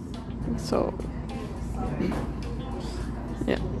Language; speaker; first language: English; non-native, learner; Japanese